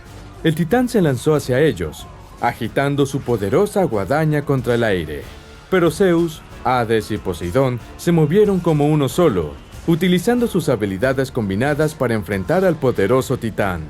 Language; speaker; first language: Spanish; native; Spanish